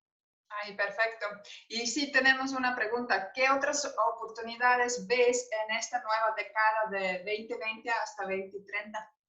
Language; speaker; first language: Spanish; non-native, learner; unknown